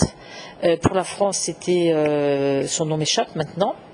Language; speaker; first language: French; native; French